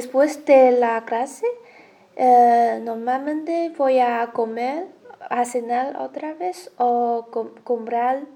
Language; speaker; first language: Spanish; non-native, learner; Chinese